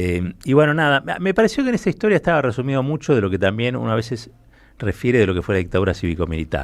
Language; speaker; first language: Spanish; native; Spanish